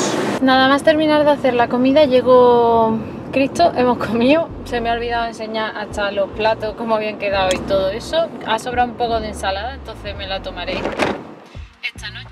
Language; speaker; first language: Spanish; native; Spanish